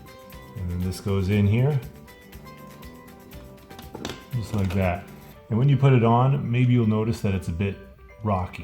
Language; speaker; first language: English; native; English